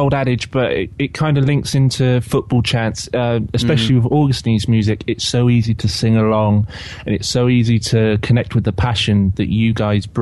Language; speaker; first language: English; native; English